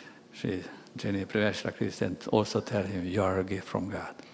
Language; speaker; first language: English; non-native, learner; Romanian